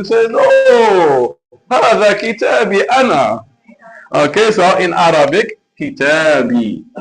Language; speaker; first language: Arabic; non-native, fluent; Malay